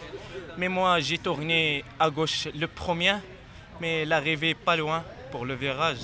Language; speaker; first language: French; non-native, learner; Arabic